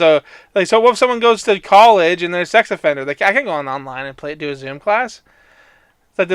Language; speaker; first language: English; native; English